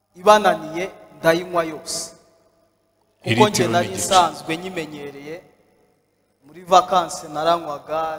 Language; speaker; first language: Kinyarwanda; native; Kinyarwanda